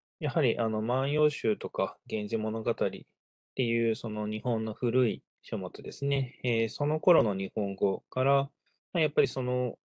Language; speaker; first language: Japanese; native; Japanese